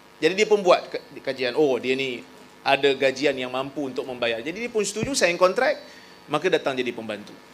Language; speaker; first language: Malay; native; Malay